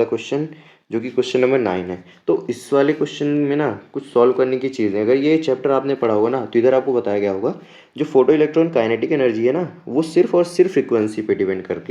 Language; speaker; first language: Hindi; native; Hindi